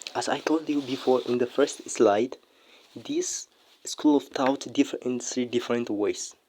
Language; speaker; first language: English; non-native, local second language; Amharic